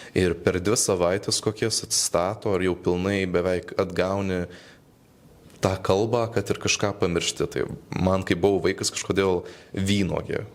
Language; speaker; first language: Lithuanian; early bilingual, heritage; Lithuanian